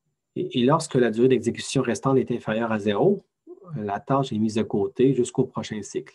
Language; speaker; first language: French; native; French